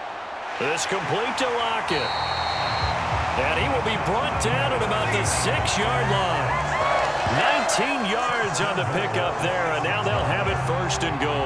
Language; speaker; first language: English; native; English